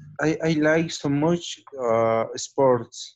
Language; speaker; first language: English; non-native, learner; Spanish